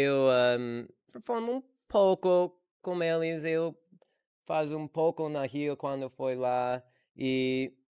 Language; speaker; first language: Portuguese; non-native, learner; English